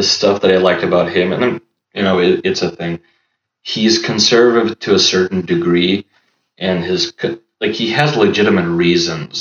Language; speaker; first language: English; early bilingual, other home language; Russian